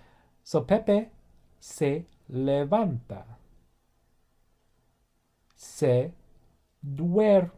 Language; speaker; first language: Spanish; non-native, fluent; English